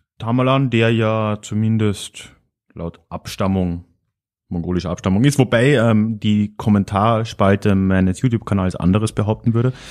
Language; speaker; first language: German; native; German